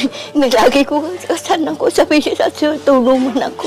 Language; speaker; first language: Filipino; non-native, learner; Vietnamese